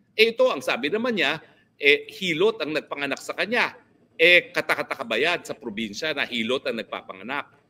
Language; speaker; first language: Filipino; native; Filipino